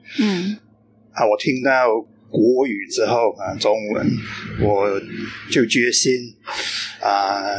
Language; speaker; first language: Chinese; non-native, fluent; English